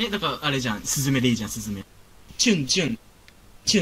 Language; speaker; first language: Japanese; native; Japanese